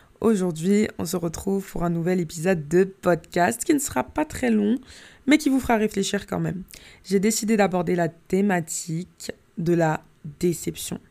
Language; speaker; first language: French; native; French